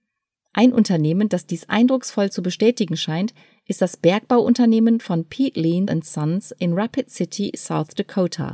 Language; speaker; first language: German; native; German